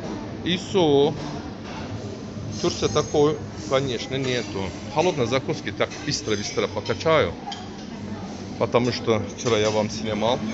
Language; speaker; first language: Russian; non-native, learner; Turkish